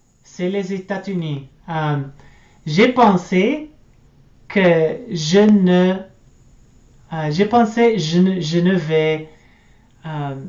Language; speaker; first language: French; non-native, learner; English